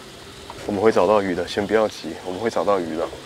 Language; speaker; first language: Chinese; native; Chinese